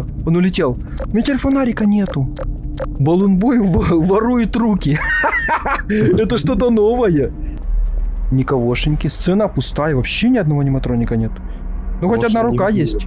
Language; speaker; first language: Russian; native; Russian